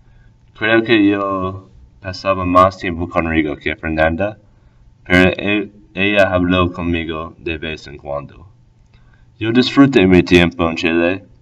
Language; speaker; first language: Spanish; non-native, learner; English